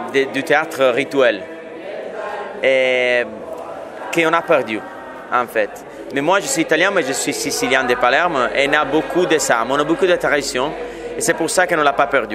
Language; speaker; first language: French; non-native, fluent; Italian